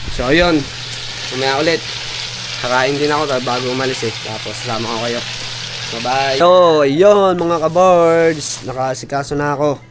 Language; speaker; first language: Filipino; native; Filipino